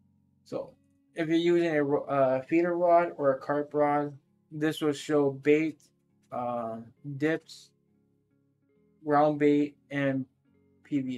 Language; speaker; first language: English; native; English